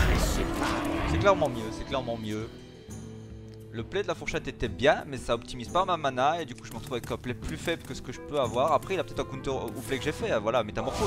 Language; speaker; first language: French; native; French